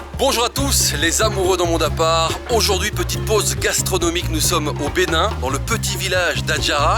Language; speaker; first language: French; native; French